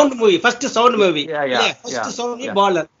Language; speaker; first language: Malayalam; non-native, learner; Tamil